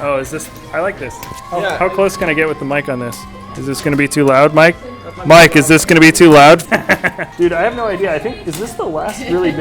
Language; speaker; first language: English; native; English